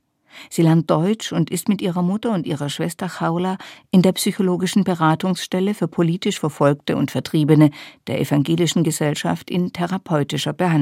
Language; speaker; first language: German; native; German